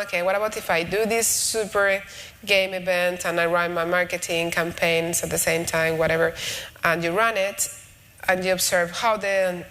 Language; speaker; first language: English; non-native, fluent; Spanish